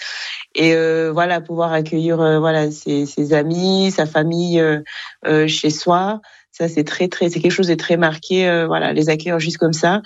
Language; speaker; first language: French; non-native, local second language; Kinyarwanda